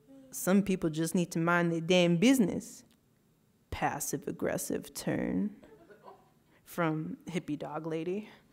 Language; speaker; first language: English; early bilingual, other home language; Spanish